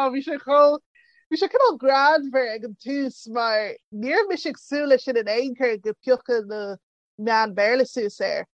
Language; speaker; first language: Irish; early bilingual, other home language; English